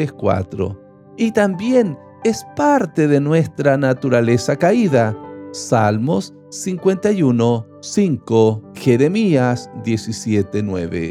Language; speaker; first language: Spanish; native; Spanish